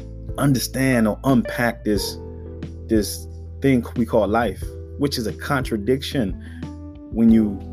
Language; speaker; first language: English; native; English